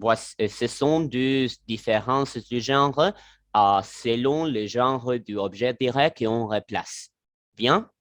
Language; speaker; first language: French; non-native, learner; Spanish